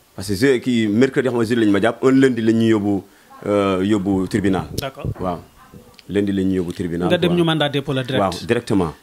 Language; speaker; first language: Wolof; non-native, local second language; Jola-Fonyi